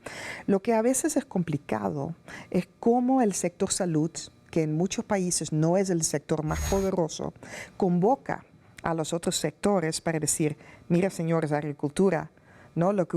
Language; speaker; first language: Spanish; non-native, fluent; Dutch